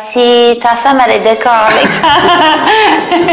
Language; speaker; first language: French; non-native, fluent; English